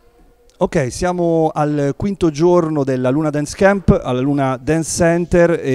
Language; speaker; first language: Italian; native; Italian